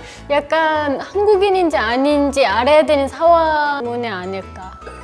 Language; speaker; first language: Korean; non-native, fluent; Turkish